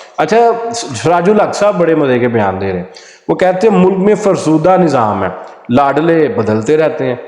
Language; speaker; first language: Urdu; non-native, local second language; Punjabi